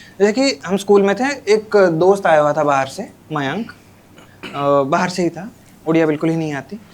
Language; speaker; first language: Hindi; non-native, local second language; Odia